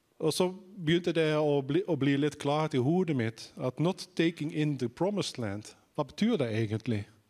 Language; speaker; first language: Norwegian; non-native, fluent; Dutch